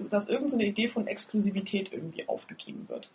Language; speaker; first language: German; native; German